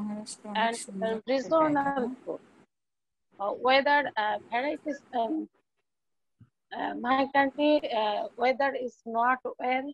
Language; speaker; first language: English; non-native, learner; Bangla